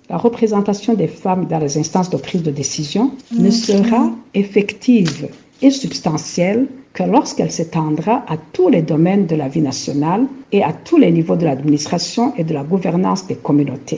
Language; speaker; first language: French; non-native, local second language; Rundi